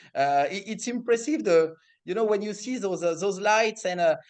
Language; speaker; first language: English; non-native, fluent; French